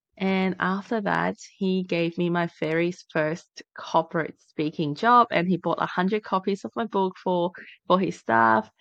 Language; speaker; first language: English; non-native, fluent; Chinese